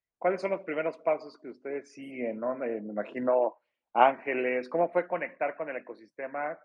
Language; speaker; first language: Spanish; native; Spanish